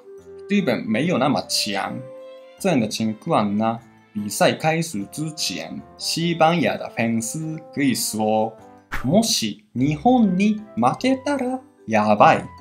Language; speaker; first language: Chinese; non-native, fluent; Japanese